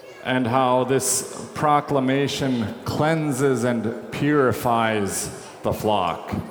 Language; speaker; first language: English; native; English